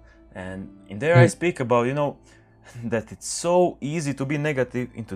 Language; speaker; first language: English; non-native, fluent; Croatian